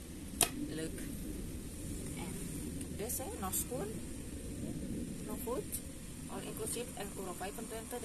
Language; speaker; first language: Dutch; non-native, learner; Indonesian